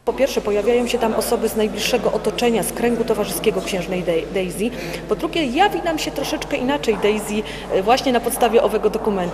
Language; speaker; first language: Polish; native; Polish